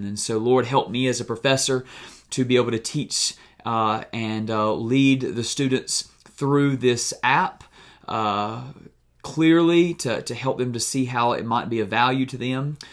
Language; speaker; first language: English; native; English